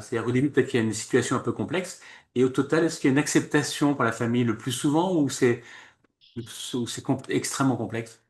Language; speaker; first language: French; native; French